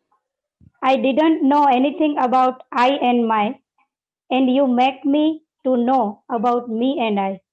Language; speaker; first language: English; non-native, learner; Gujarati